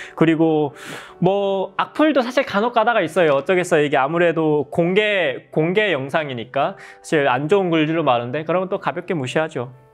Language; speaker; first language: Korean; native; Korean